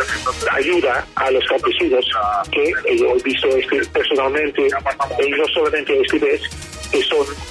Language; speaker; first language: Spanish; non-native, learner; Dutch